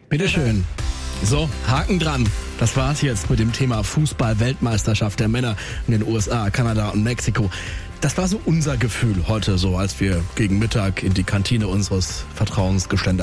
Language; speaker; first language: German; native; German